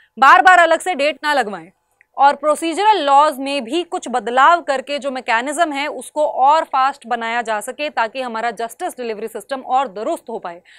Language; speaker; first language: Hindi; native; Hindi